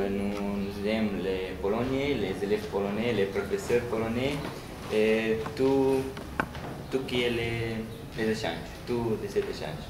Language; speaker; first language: French; non-native, learner; Romanian